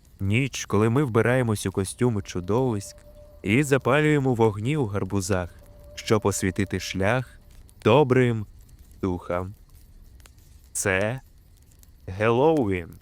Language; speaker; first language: Ukrainian; native; Ukrainian